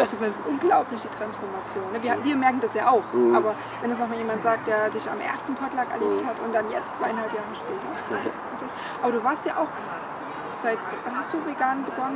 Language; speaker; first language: German; native; German